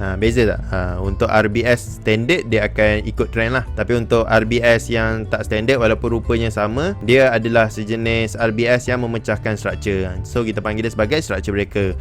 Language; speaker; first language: Malay; native; Malay